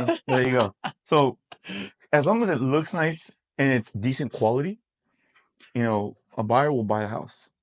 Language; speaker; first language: English; native; English